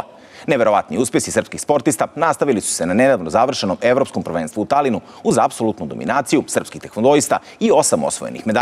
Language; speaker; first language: Croatian; native; Croatian